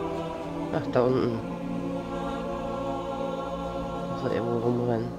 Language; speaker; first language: German; native; German